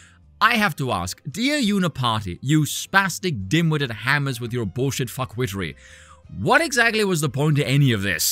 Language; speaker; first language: English; native; English